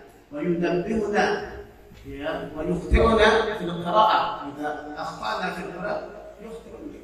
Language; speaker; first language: Arabic; non-native, fluent; Indonesian